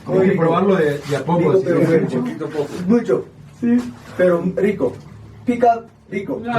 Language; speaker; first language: Spanish; non-native, learner; French